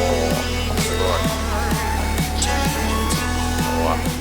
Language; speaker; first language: Japanese; non-native, learner; English